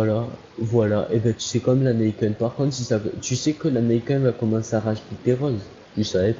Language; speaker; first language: French; native; French